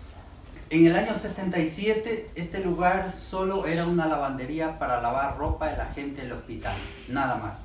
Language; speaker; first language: Spanish; native; Spanish